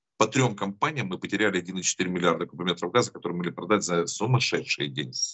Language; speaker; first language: Russian; native; Russian